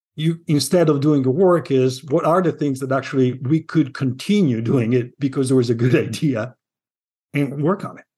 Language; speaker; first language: English; non-native, fluent; Italian